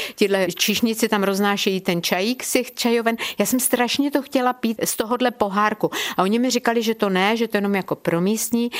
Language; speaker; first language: Czech; native; Czech